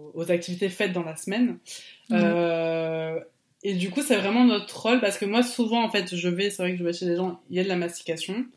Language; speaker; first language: French; native; French